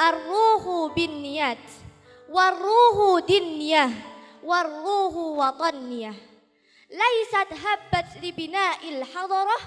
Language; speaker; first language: Arabic; non-native, learner; Indonesian